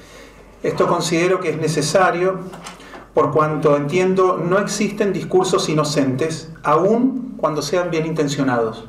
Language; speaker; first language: Spanish; native; Spanish